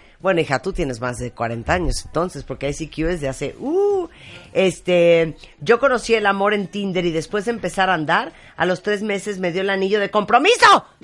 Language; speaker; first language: Spanish; native; Spanish